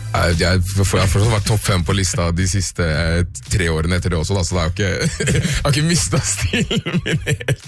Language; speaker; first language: Norwegian; early bilingual, other home language; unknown